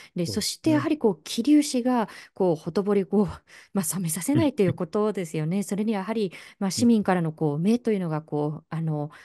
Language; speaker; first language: Japanese; native; Japanese